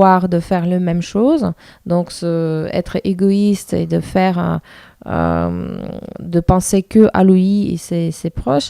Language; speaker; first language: French; non-native, fluent; Russian